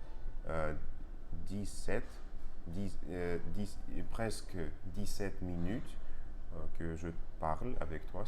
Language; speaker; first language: French; non-native, learner; Russian